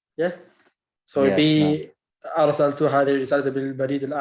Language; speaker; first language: Arabic; non-native, fluent; English